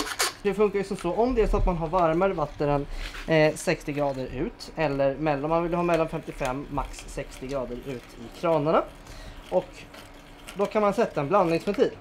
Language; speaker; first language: Swedish; native; Swedish